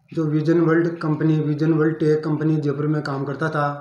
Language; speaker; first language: Hindi; native; Hindi